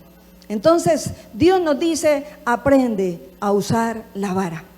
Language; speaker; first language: Spanish; native; Spanish